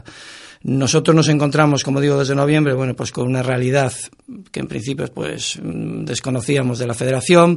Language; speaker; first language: Spanish; native; Spanish